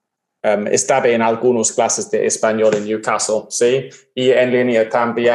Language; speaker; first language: Spanish; non-native, learner; English